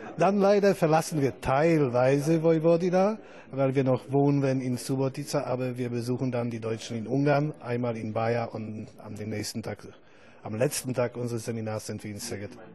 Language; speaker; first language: German; non-native, fluent; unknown